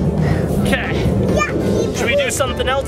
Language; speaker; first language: English; native; English